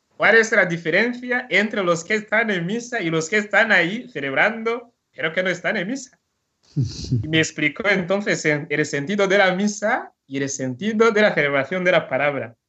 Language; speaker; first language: Spanish; non-native, fluent; Rundi